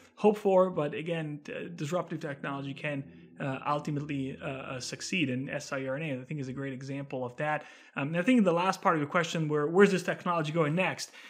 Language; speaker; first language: English; non-native, fluent; Italian